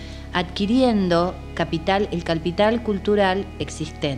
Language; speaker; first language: Spanish; native; Spanish